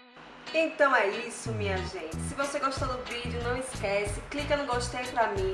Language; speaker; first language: Portuguese; native; Portuguese